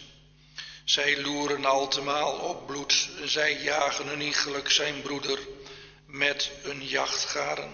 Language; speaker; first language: Dutch; native; Dutch